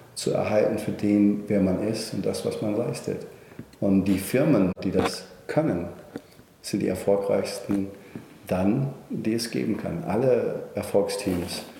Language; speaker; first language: German; non-native, fluent; English